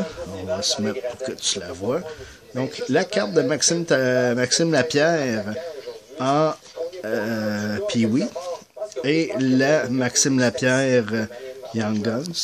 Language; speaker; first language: French; native; French